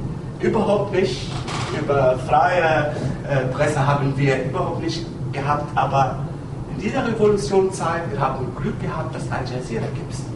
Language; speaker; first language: German; non-native, fluent; Arabic